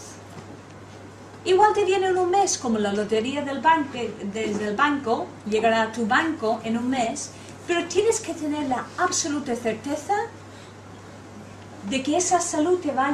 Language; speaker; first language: Spanish; non-native, fluent; English